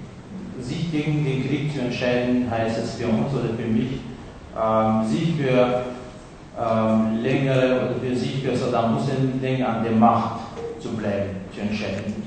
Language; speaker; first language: German; non-native, fluent; Kurdish